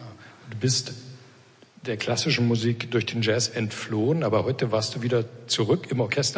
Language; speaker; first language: German; native; German